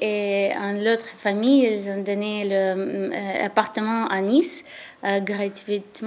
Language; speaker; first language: French; non-native, learner; Ukrainian